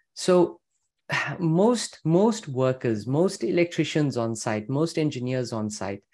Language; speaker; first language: English; native; English